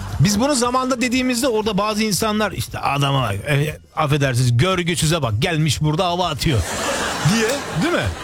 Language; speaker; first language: Turkish; early bilingual, heritage; Turkish